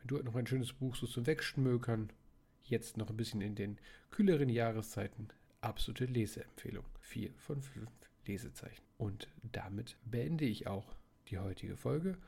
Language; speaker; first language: German; native; German